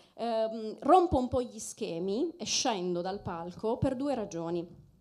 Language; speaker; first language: Italian; native; Italian